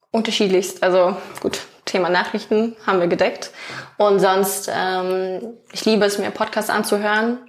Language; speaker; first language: German; non-native, fluent; Ukrainian